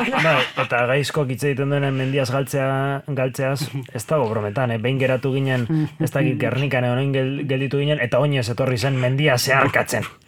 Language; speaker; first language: Basque; non-native, local second language; Spanish